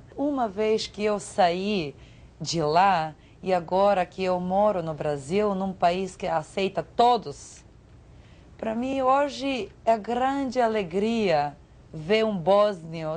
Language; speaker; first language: Portuguese; non-native, fluent; Serbian